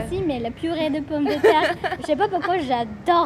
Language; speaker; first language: French; non-native, fluent; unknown